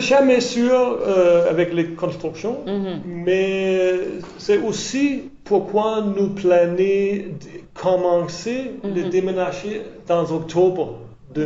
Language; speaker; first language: French; non-native, learner; English